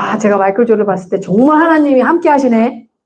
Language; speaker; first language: Korean; native; Korean